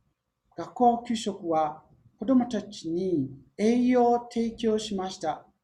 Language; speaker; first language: Japanese; non-native, learner; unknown